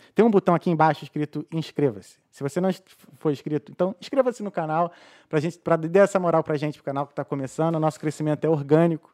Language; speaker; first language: Portuguese; native; Portuguese